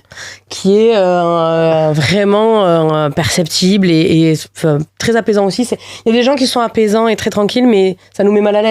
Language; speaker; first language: French; native; French